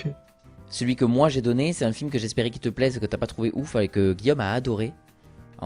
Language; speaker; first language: French; native; French